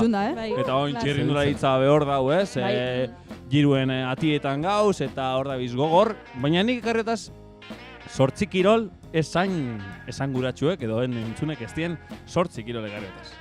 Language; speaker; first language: Basque; native; Basque